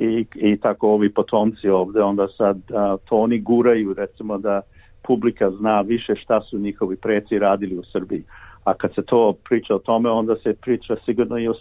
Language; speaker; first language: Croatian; early bilingual, heritage; Serbian